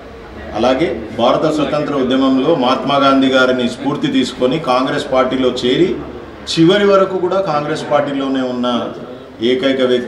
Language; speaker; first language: Telugu; native; Telugu